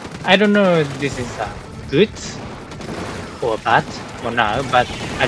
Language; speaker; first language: English; non-native, learner; Japanese